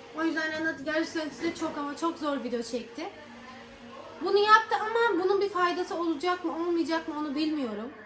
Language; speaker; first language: Turkish; native; Turkish